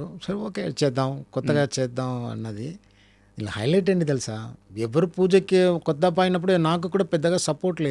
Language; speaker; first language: Telugu; non-native, fluent; Tamil